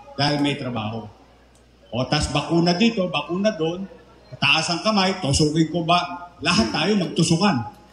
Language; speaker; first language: Filipino; native; Filipino